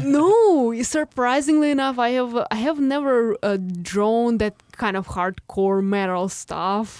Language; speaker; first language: English; non-native, fluent; Russian